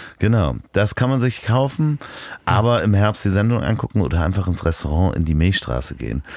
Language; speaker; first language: German; native; German